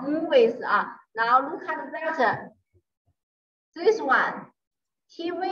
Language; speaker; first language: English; non-native, learner; Chinese